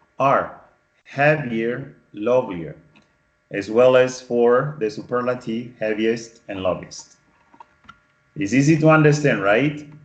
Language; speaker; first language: English; non-native, fluent; Spanish